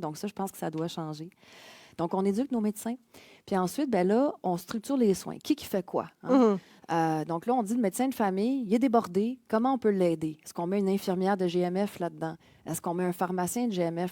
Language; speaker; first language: French; native; French